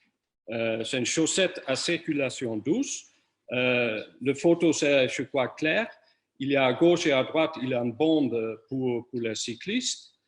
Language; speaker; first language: French; non-native, fluent; Dutch